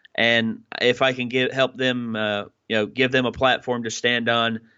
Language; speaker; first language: English; native; English